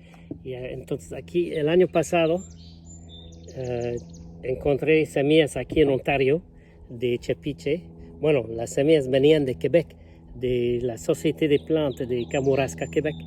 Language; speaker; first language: Spanish; non-native, fluent; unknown